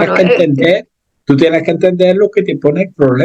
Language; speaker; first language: Spanish; native; Spanish